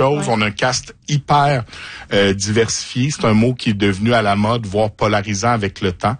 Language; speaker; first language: French; native; French